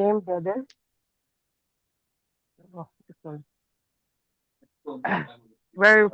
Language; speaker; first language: English; non-native, learner; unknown